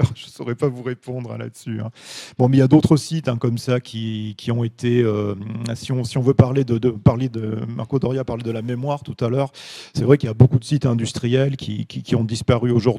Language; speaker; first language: French; native; French